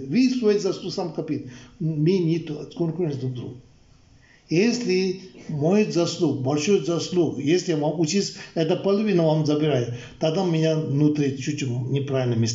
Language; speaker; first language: Russian; non-native, learner; Tibetan